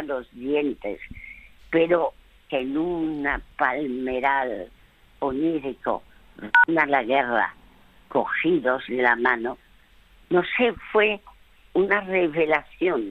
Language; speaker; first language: Spanish; non-native, fluent; French